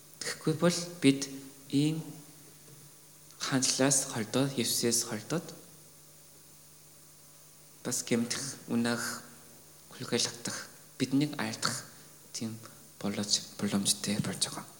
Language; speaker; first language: Mongolian; non-native, fluent; Korean